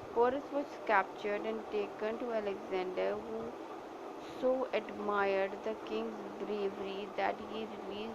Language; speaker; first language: English; non-native, local second language; Urdu